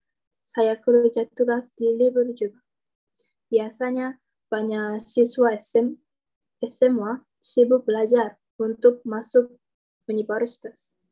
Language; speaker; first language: Indonesian; non-native, learner; Japanese